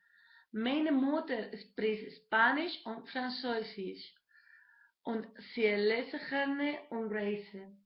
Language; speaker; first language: German; non-native, learner; Spanish